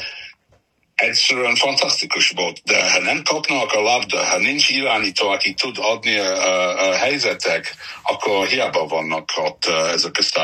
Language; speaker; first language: Hungarian; non-native, fluent; English